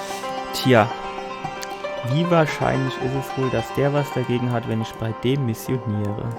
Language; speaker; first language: German; native; German